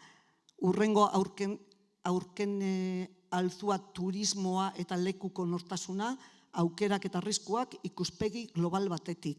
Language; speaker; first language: Basque; native; Basque